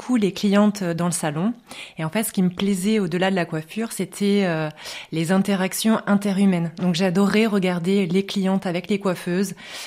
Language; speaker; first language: French; native; French